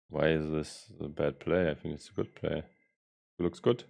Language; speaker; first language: English; non-native, fluent; German